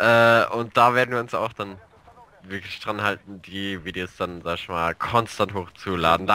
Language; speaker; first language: German; native; German